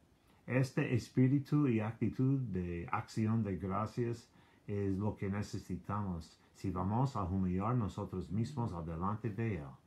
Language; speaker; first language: Spanish; non-native, learner; English